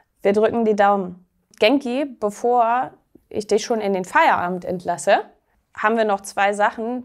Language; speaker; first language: German; native; German